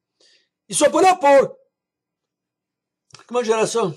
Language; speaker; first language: French; native; French